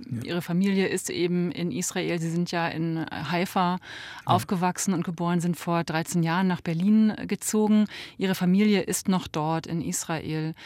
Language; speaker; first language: German; native; German